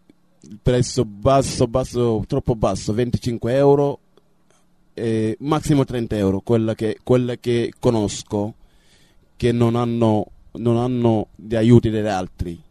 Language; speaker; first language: Italian; non-native, fluent; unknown